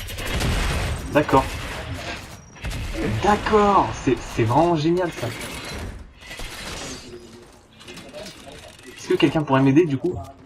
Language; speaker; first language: French; native; French